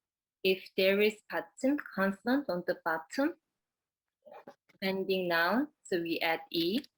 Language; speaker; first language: English; non-native, fluent; Korean